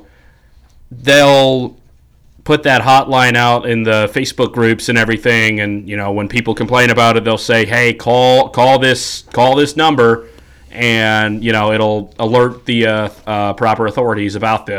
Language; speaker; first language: English; native; English